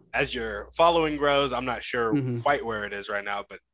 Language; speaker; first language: English; native; English